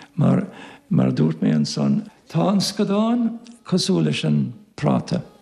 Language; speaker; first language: Irish; native; Irish